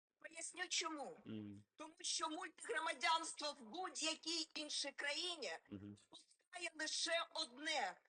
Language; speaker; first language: Ukrainian; non-native, local second language; Russian